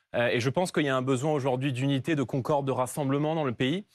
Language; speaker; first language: French; native; French